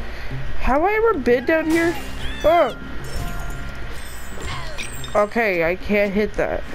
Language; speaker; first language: English; native; English